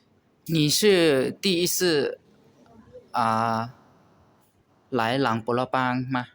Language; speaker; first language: Chinese; non-native, learner; Lao